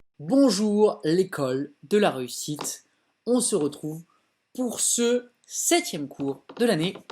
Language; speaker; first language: French; native; French